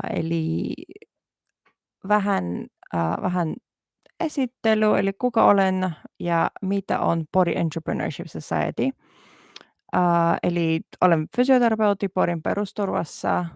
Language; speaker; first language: Finnish; non-native, learner; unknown